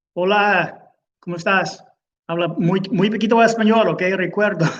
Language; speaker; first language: Spanish; non-native, learner; English